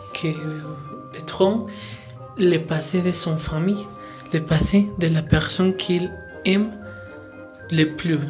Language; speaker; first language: French; non-native, learner; Spanish